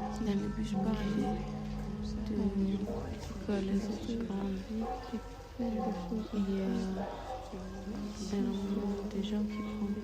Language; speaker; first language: French; non-native, fluent; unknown